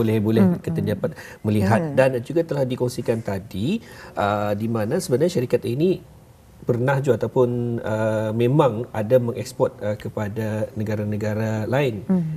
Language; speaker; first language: Malay; native; Malay